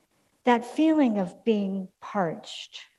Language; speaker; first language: English; native; English